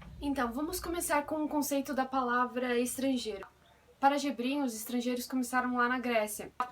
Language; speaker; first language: Portuguese; native; Portuguese